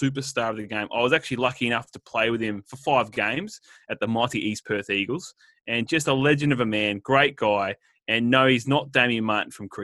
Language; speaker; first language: English; native; English